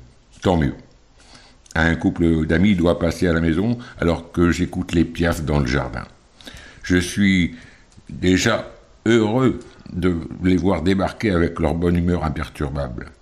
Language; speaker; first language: French; native; French